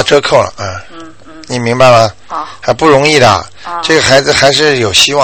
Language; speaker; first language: Chinese; native; Chinese